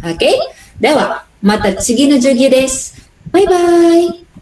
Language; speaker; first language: Japanese; non-native, fluent; Filipino